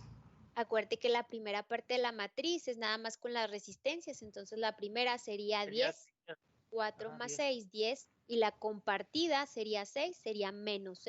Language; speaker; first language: Spanish; native; Spanish